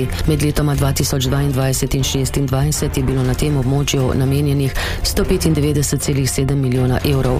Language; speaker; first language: Slovenian; native; Slovenian